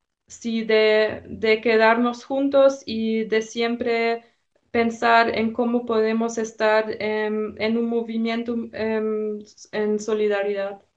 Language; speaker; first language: Spanish; non-native, fluent; German